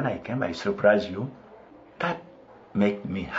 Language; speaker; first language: English; non-native, local second language; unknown